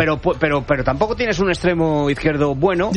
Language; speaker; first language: Spanish; native; Spanish